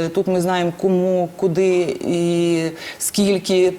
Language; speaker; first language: Ukrainian; native; Ukrainian